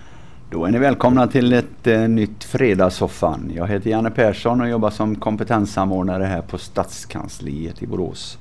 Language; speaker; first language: Swedish; native; Swedish